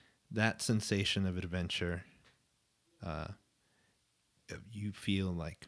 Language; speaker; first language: English; early bilingual, other home language; Spanish